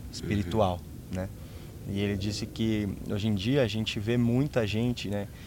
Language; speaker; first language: Portuguese; native; Portuguese